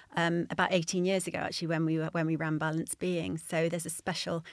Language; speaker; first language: English; native; English